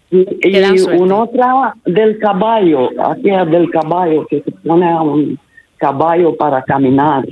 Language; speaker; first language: Spanish; non-native, learner; Italian